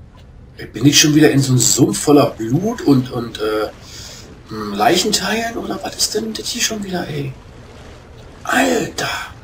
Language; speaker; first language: German; native; German